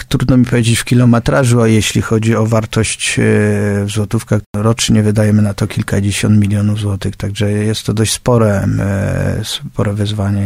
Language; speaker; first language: Polish; native; Polish